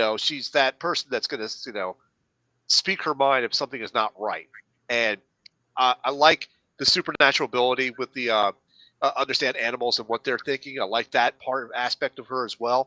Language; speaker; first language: English; native; English